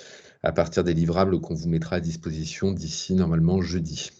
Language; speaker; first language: French; native; French